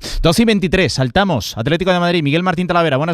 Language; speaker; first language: Spanish; native; Spanish